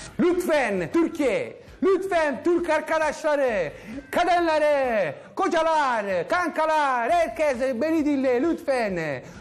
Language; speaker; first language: Turkish; non-native, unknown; Italian